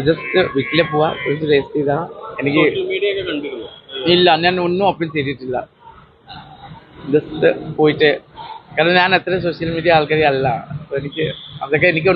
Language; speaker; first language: Malayalam; non-native, local second language; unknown